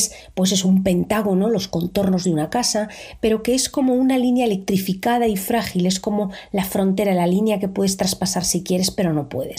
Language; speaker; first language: Spanish; native; Spanish